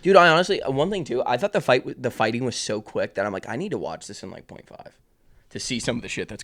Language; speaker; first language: English; native; English